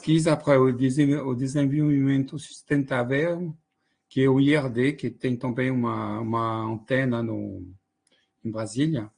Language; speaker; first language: Portuguese; non-native, fluent; French